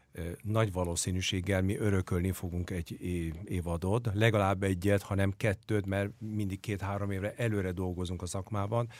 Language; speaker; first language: Hungarian; non-native, fluent; Turkish